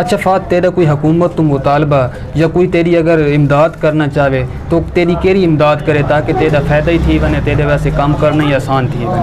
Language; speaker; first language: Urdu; non-native, local second language; Saraiki